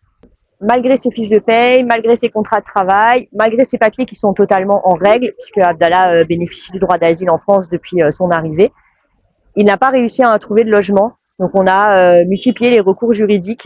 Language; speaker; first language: French; native; French